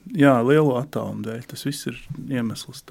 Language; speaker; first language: Latvian; native; Latvian